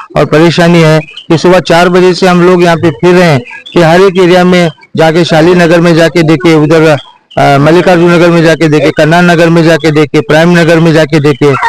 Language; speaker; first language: Hindi; non-native, local second language; Urdu